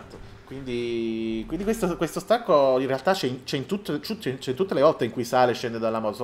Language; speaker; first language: Italian; native; Italian